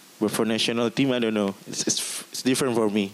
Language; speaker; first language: English; non-native, learner; Indonesian